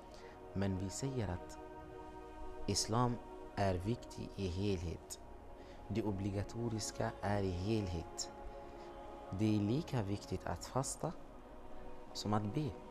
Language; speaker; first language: Swedish; non-native, fluent; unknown